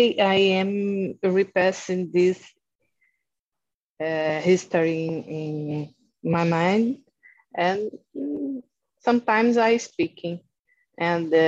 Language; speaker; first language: English; non-native, learner; Portuguese